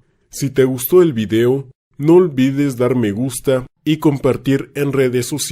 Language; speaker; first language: Spanish; native; Spanish